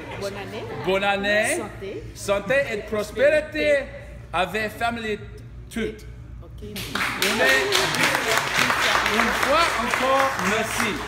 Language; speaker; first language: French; non-native, learner; English